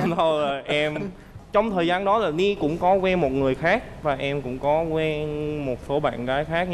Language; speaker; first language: Vietnamese; early bilingual, other home language; Korean